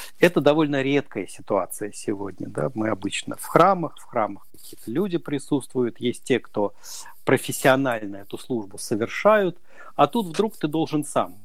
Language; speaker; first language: Russian; native; Russian